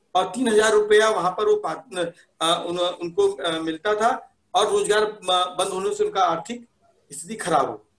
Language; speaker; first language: Hindi; native; Hindi